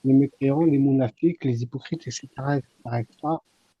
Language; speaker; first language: French; native; French